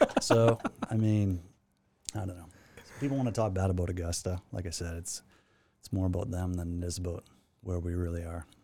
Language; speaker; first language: English; native; English